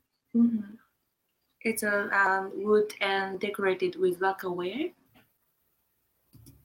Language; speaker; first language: English; non-native, fluent; Japanese